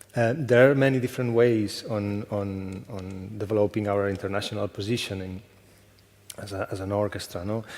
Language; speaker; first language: English; non-native, fluent; Catalan